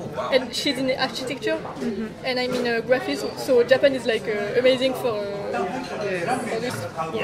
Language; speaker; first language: English; non-native, learner; French